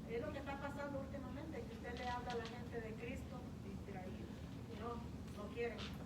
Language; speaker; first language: Spanish; native; Spanish